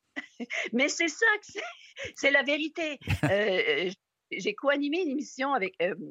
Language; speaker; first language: French; native; French